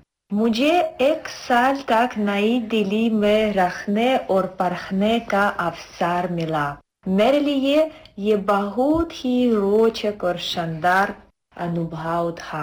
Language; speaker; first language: Hindi; non-native, fluent; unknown